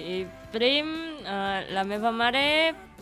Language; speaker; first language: Catalan; non-native, learner; Indonesian